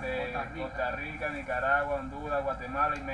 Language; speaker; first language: Spanish; native; Spanish